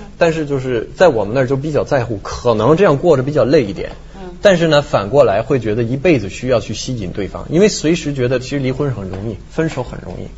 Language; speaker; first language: Chinese; non-native, fluent; French